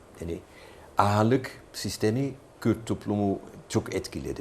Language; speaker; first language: Turkish; non-native, fluent; Dutch